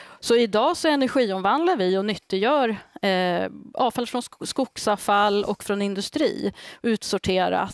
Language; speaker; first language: Swedish; native; Swedish